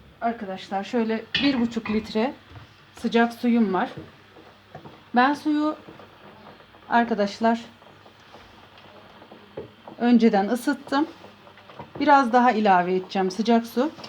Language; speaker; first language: Turkish; native; Turkish